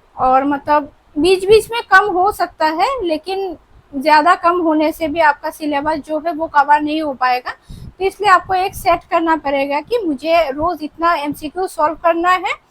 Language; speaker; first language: Hindi; non-native, local second language; Bangla